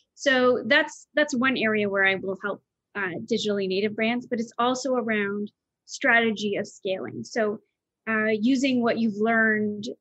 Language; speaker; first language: English; native; English